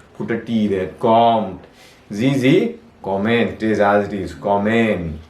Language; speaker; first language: German; non-native, fluent; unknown